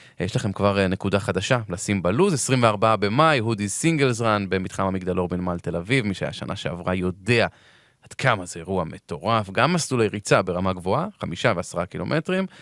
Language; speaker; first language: Hebrew; native; Hebrew